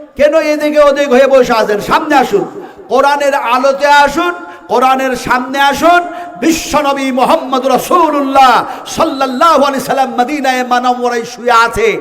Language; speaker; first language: Bangla; non-native, local second language; Urdu